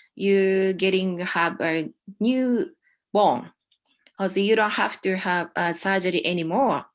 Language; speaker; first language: English; non-native, learner; Japanese